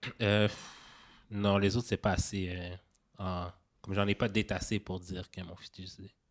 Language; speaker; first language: French; native; French